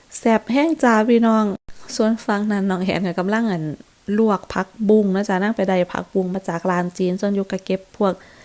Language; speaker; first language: Thai; native; Thai